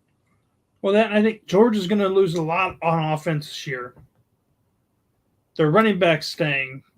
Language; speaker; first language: English; native; English